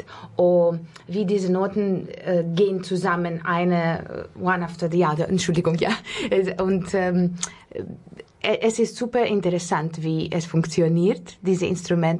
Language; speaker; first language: German; non-native, learner; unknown